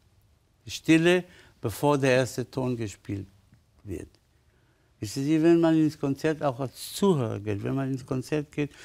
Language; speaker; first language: German; non-native, fluent; Spanish